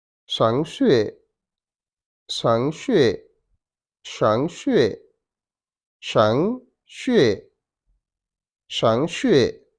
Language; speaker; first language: Chinese; non-native, fluent; Wolof